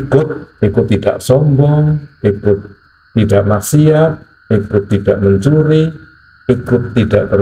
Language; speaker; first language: Indonesian; native; Indonesian